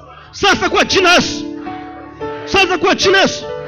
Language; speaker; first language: Swahili; native; Swahili